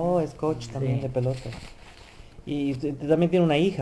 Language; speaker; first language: Spanish; early bilingual, heritage; Spanish